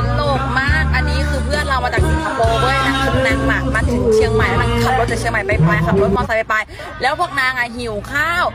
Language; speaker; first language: Thai; native; Thai